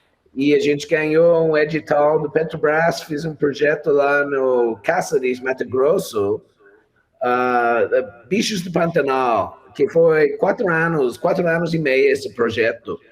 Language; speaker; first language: Portuguese; non-native, fluent; English